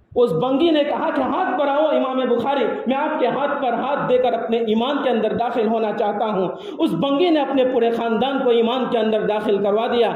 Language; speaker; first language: Urdu; non-native, local second language; Gujarati